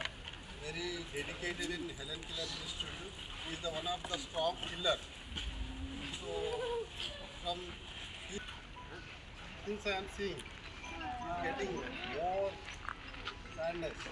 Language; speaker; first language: English; non-native, local second language; Telugu